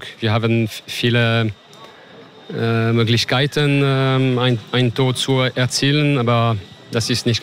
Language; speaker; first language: German; non-native, fluent; French